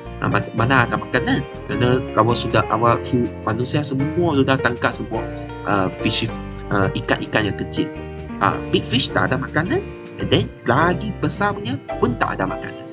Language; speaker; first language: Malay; non-native, local second language; Chinese